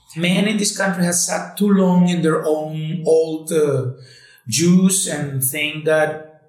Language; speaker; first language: English; native; English